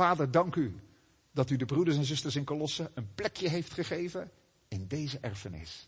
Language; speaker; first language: Dutch; native; Dutch